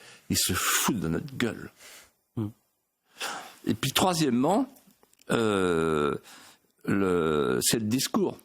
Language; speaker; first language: French; native; French